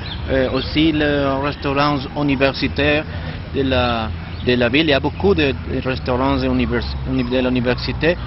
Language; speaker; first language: French; non-native, learner; Spanish